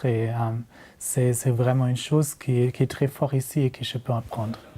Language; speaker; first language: French; non-native, learner; German